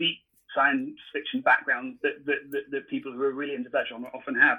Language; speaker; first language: English; native; English